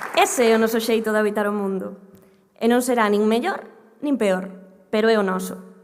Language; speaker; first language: Galician; native; Galician